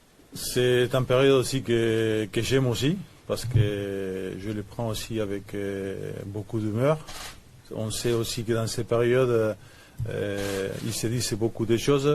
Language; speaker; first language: French; non-native, fluent; Spanish